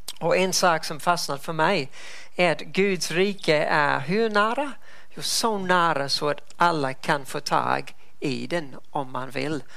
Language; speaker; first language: Swedish; non-native, fluent; English